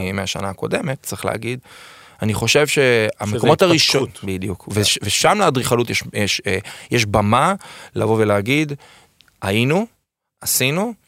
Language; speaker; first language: Hebrew; native; Hebrew